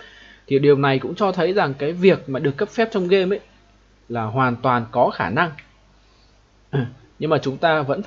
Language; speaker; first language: Vietnamese; native; Vietnamese